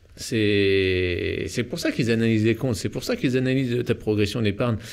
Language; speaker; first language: French; native; French